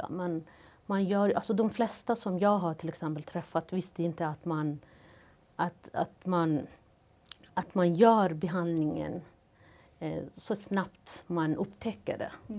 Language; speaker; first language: Swedish; non-native, fluent; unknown